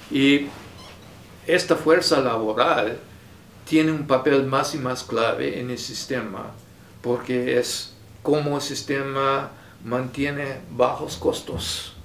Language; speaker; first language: Spanish; non-native, fluent; English